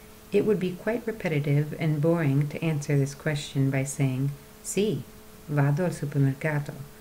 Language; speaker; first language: English; native; English